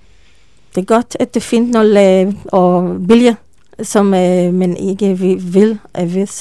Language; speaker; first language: Danish; non-native, learner; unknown